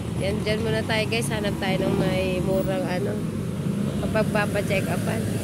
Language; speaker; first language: Filipino; non-native, local second language; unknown